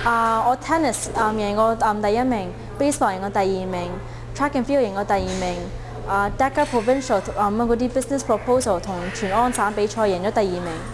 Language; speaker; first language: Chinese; early bilingual, heritage; Chinese